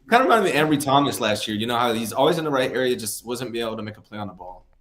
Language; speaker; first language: English; native; English